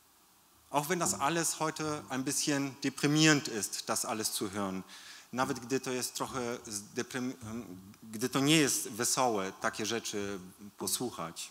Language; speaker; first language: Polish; early bilingual, heritage; Polish